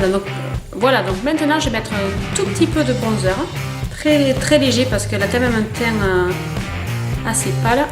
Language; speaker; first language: French; native; French